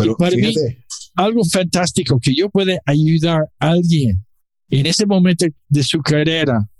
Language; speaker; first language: Spanish; non-native, learner; English